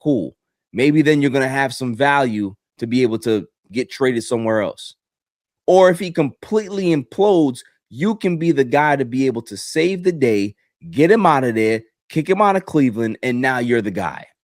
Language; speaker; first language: English; native; English